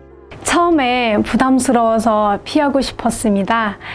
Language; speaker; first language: Korean; non-native, fluent; Burmese